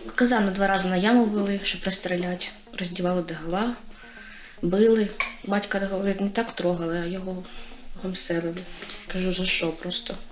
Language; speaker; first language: Ukrainian; native; Ukrainian